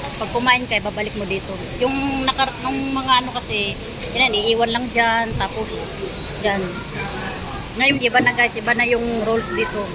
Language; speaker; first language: Filipino; non-native, local second language; Cebuano